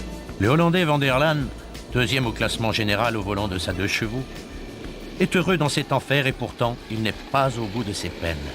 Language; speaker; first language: French; native; French